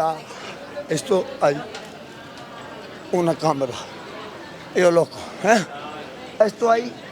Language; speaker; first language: Spanish; non-native, learner; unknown